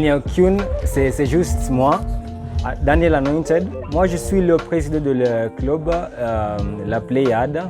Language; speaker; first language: French; non-native, learner; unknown